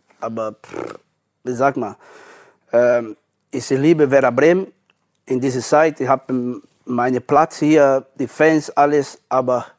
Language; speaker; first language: German; non-native, learner; Portuguese